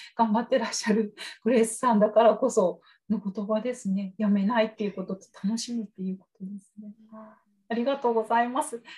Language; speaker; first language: Japanese; native; Japanese